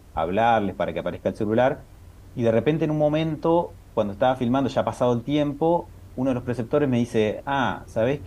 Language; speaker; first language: Spanish; native; Spanish